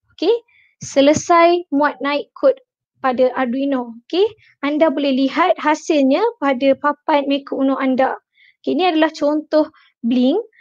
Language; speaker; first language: Malay; native; Malay